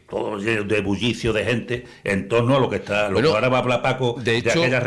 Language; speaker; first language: Spanish; native; Spanish